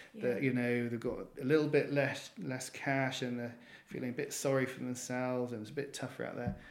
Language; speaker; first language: English; native; English